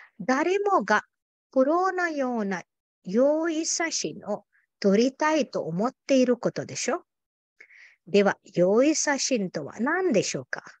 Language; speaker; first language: Japanese; non-native, fluent; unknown